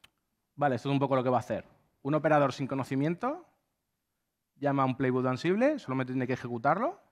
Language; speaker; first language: Spanish; native; Spanish